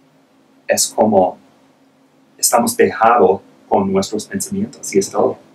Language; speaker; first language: Spanish; non-native, fluent; English